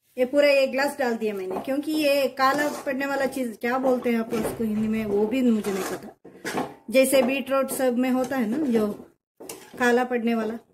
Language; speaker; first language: Hindi; non-native, local second language; Kannada